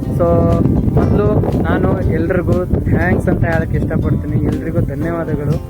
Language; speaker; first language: Kannada; non-native, local second language; Lambadi